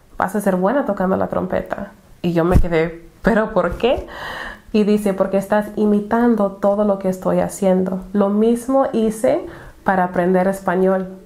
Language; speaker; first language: Spanish; non-native, fluent; English